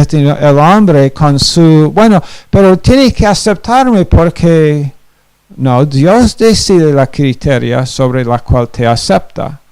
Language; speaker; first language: Spanish; non-native, fluent; English